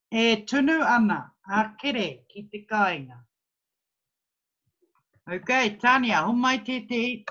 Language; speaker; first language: Māori; non-native, fluent; English